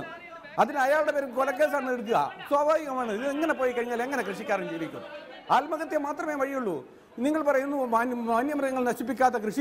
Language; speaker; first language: Malayalam; native; Malayalam